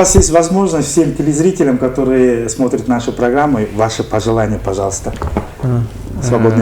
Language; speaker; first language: Russian; native; Russian